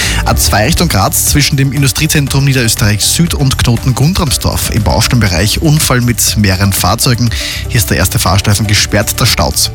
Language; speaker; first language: German; native; German